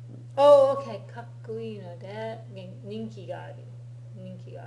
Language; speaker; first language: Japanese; non-native, fluent; English